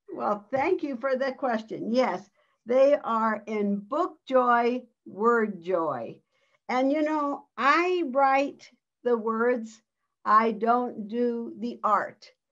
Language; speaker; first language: English; early bilingual, other home language; Spanish